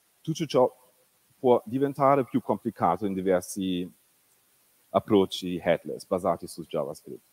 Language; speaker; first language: Italian; non-native, fluent; German